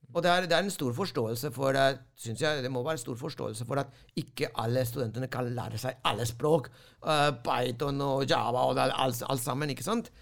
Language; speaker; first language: Norwegian; non-native, fluent; Spanish